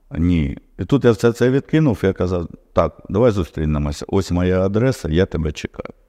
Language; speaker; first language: Ukrainian; non-native, local second language; Russian